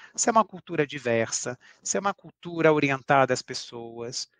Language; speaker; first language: Portuguese; native; Portuguese